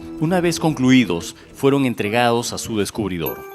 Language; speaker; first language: Spanish; native; Spanish